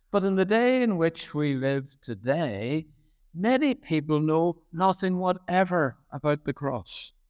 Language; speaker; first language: English; native; English